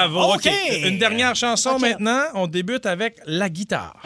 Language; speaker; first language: French; native; French